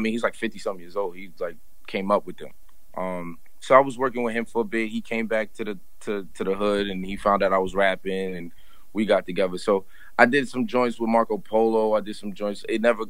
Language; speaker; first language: English; native; English